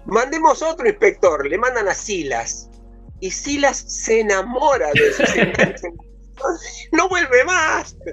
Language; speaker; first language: Spanish; native; Spanish